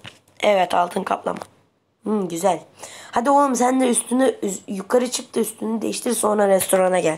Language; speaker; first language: Turkish; native; Turkish